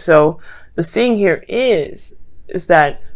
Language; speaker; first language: English; native; English